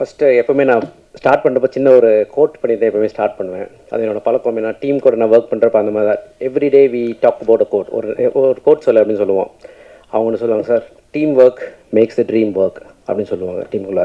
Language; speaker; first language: Tamil; native; Tamil